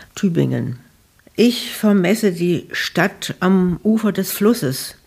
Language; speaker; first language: German; native; German